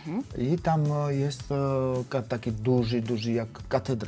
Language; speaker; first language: Polish; non-native, learner; Georgian